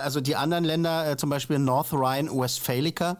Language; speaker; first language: German; native; German